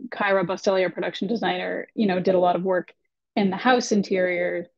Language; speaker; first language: English; native; English